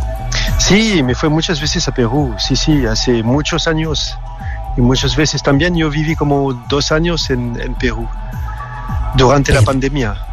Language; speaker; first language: Spanish; non-native, learner; French